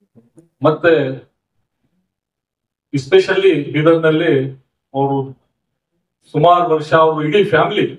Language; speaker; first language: Kannada; non-native, local second language; Urdu